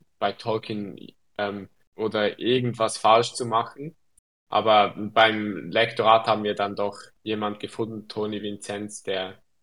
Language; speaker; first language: German; non-native, local second language; Romansh